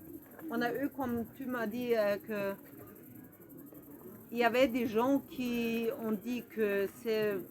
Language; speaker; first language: French; non-native, fluent; German